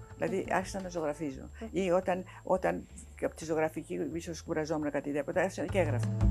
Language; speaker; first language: Greek; native; Greek